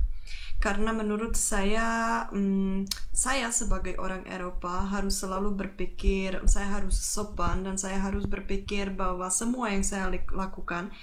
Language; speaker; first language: Indonesian; non-native, fluent; Czech